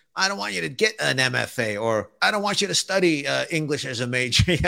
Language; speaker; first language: English; native; English